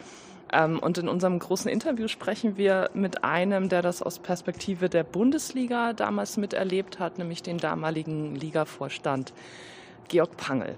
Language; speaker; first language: German; native; German